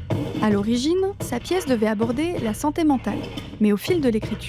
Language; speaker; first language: French; native; French